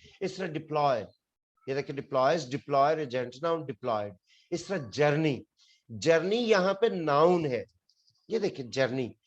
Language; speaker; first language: Urdu; non-native, local second language; Punjabi